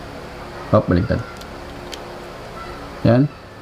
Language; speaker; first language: Filipino; native; Filipino